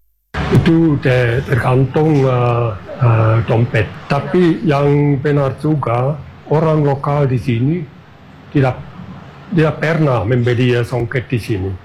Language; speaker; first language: Indonesian; non-native, fluent; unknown